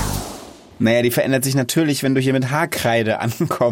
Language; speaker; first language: German; native; German